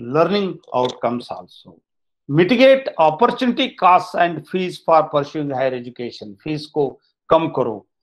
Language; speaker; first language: Hindi; non-native, local second language; Kannada